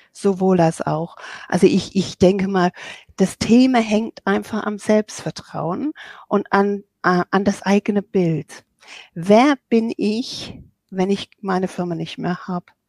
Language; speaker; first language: German; non-native, fluent; English